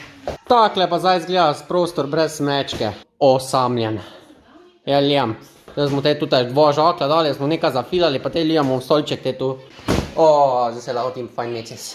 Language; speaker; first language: Slovenian; native; Slovenian